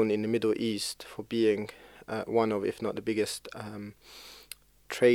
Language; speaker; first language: English; native; English